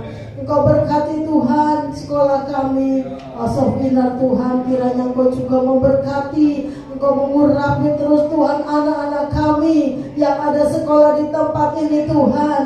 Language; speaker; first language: Indonesian; native; Indonesian